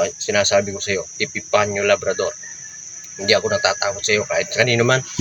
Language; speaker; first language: Filipino; non-native, local second language; Cebuano